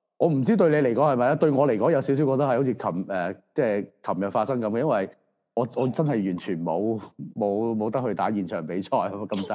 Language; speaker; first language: Chinese; non-native, local second language; Cantonese